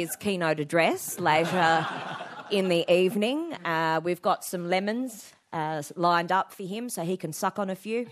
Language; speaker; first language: English; native; English